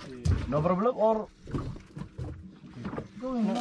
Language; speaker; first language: English; non-native, learner; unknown